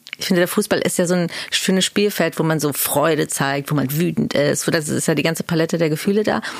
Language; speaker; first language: German; early bilingual, other home language; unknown